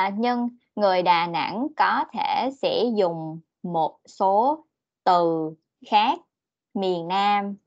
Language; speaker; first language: Vietnamese; native; Vietnamese